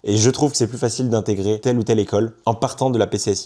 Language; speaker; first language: French; native; French